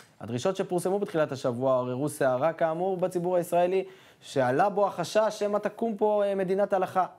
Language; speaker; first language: Hebrew; native; Hebrew